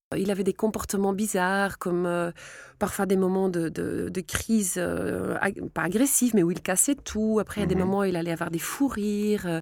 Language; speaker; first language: French; non-native, local second language; Dutch